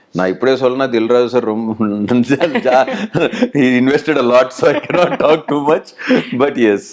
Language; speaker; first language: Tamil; non-native, learner; Telugu